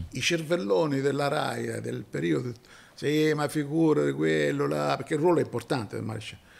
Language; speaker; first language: Italian; native; Italian